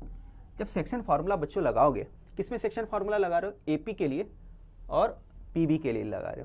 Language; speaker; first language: Hindi; native; Hindi